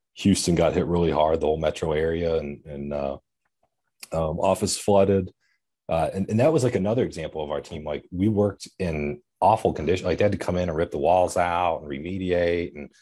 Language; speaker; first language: English; native; English